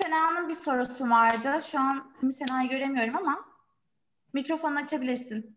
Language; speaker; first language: Turkish; native; Turkish